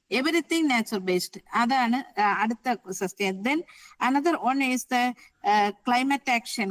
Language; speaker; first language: English; non-native, local second language; Malayalam